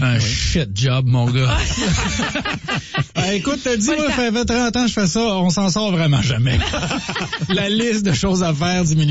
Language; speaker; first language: French; native; French